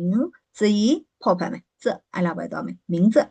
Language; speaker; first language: Chinese; non-native, fluent; Burmese